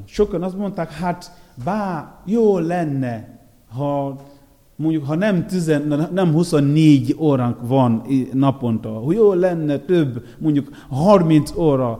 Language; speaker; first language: Hungarian; non-native, fluent; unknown